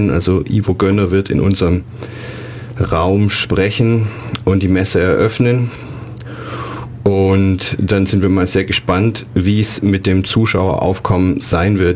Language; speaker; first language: German; native; German